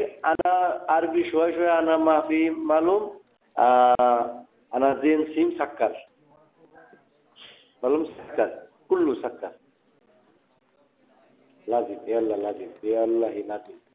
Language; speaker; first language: Arabic; non-native, learner; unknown